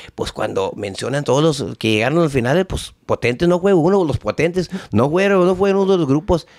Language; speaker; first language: Spanish; early bilingual, heritage; Spanish